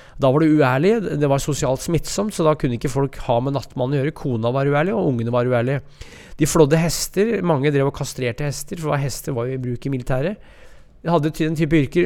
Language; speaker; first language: Norwegian; native; Norwegian